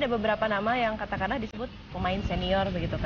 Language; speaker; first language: Indonesian; native; Indonesian